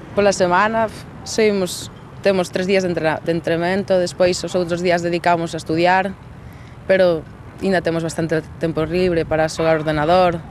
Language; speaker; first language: Galician; native; Galician